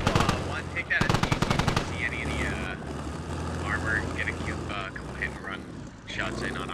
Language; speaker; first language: English; native; English